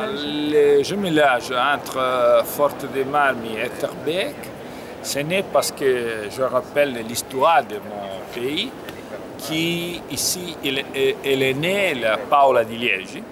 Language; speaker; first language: French; non-native, learner; Italian